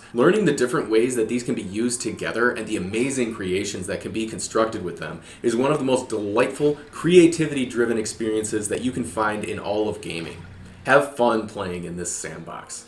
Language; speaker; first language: English; native; English